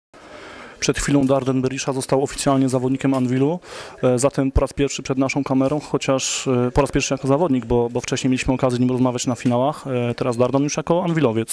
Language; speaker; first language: Polish; native; Polish